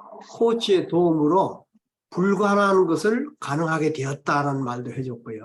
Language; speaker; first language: Korean; native; Korean